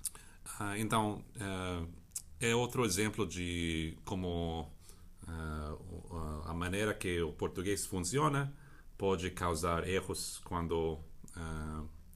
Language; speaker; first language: Portuguese; non-native, fluent; English